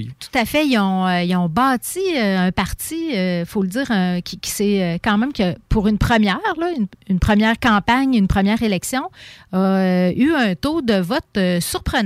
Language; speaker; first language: French; native; French